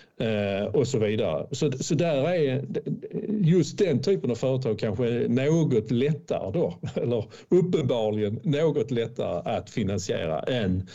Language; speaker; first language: Swedish; native; Swedish